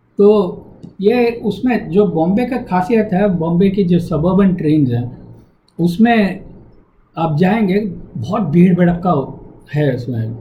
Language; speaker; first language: Hindi; non-native, local second language; Tamil